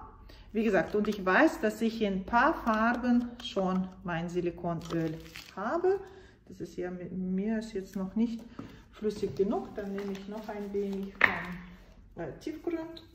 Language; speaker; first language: German; non-native, fluent; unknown